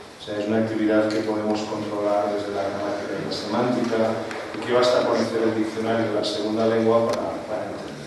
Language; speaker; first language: Spanish; non-native, local second language; Catalan